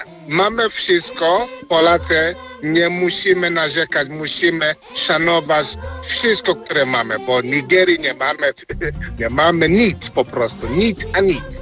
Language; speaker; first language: Polish; non-native, learner; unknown